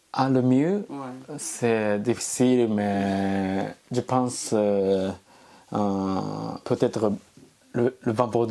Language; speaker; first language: French; non-native, learner; Japanese